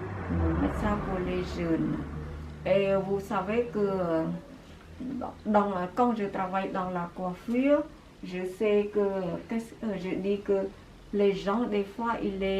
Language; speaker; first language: French; non-native, fluent; Khmer